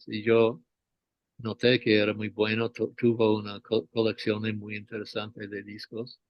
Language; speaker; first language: Spanish; non-native, fluent; English